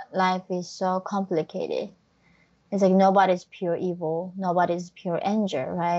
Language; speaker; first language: English; non-native, fluent; Korean